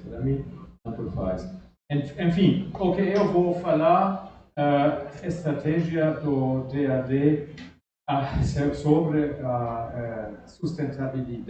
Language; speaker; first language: Portuguese; non-native, fluent; German